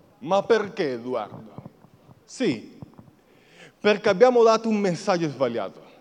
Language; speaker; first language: Italian; non-native, fluent; Spanish